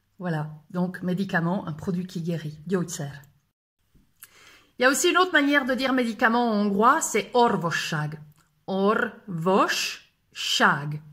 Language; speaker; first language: French; native; French